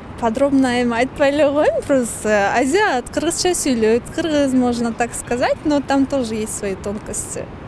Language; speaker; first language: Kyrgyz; non-native, local second language; Russian